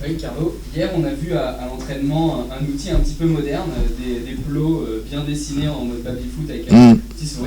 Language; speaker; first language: French; native; French